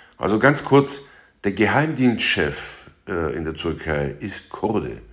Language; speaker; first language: German; early bilingual, other home language; Turkish